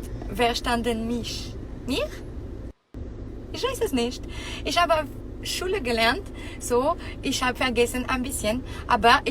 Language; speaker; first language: German; non-native, learner; French